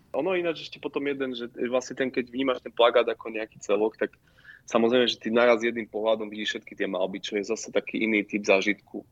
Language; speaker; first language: Slovak; native; Slovak